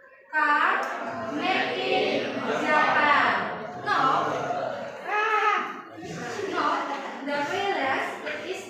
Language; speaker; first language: English; non-native, learner; Indonesian